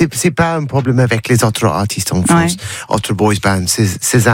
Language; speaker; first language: French; non-native, learner; English